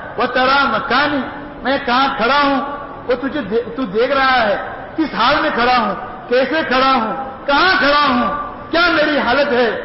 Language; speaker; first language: Urdu; non-native, local second language; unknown